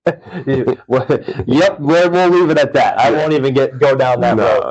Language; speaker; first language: English; native; English